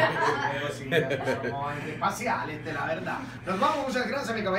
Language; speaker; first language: Spanish; native; Spanish